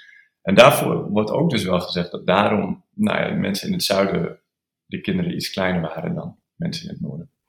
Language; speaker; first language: Dutch; native; Dutch